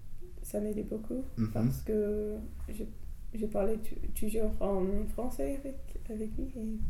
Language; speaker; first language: French; non-native, learner; English